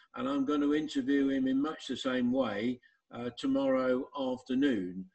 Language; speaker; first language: English; native; English